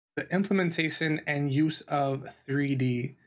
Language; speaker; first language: English; native; English